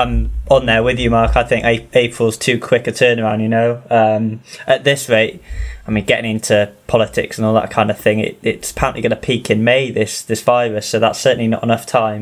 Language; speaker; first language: English; native; English